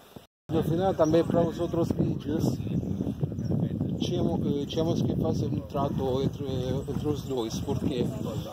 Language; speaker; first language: Portuguese; non-native, learner; Italian